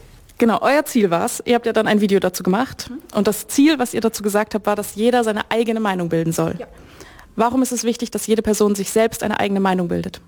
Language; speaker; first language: German; native; German